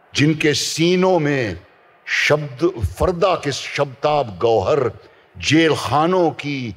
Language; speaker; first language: Hindi; native; Hindi